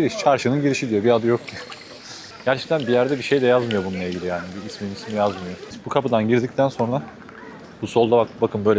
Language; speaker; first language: Turkish; native; Turkish